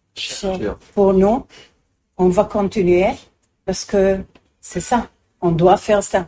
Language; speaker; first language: French; non-native, learner; Hebrew